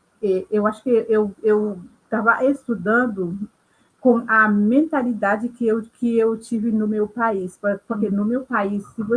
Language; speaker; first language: Portuguese; non-native, local second language; Haitian Creole